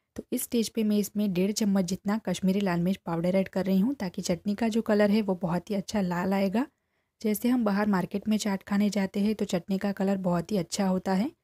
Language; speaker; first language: Hindi; non-native, local second language; Gujarati